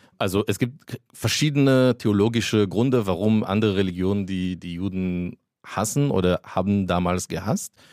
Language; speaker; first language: German; non-native, fluent; Hebrew